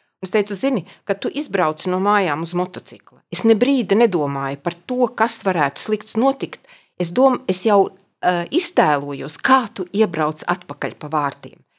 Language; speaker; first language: Latvian; native; Latvian